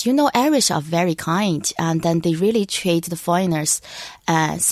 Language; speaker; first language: English; non-native, learner; Chinese